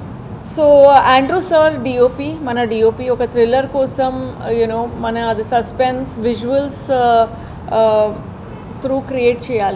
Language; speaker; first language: Telugu; non-native, fluent; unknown